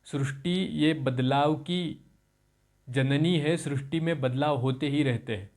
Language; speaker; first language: Hindi; non-native, local second language; Marathi